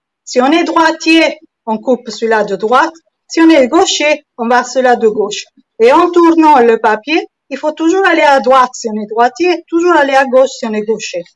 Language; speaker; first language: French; non-native, fluent; Italian